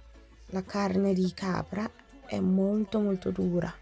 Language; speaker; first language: Italian; non-native, fluent; Akan